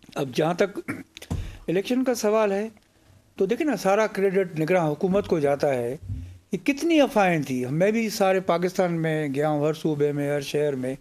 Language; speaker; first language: Urdu; non-native, local second language; Sindhi